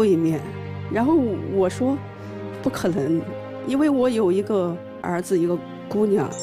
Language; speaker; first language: Chinese; native; Chinese